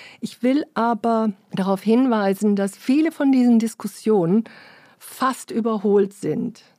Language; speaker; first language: German; early bilingual, other home language; English